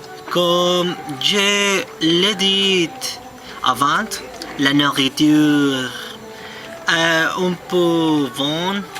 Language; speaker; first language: French; non-native, learner; Spanish